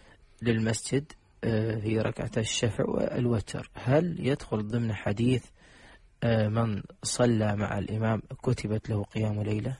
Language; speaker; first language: Arabic; native; Arabic